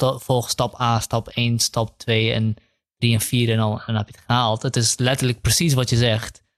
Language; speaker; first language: Dutch; early bilingual, other home language; Kurdish